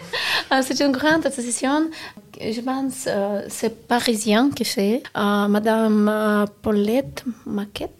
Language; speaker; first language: French; non-native, learner; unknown